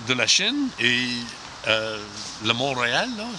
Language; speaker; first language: French; non-native, local second language; English